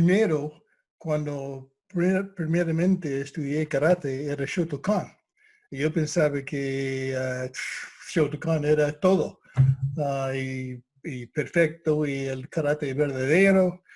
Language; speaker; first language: Spanish; non-native, fluent; English